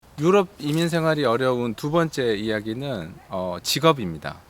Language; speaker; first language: Korean; native; Korean